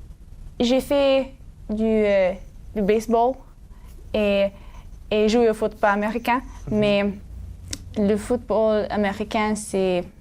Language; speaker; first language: French; non-native, learner; English